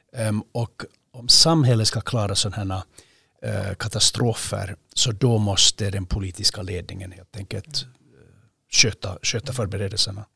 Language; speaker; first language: Swedish; native; Swedish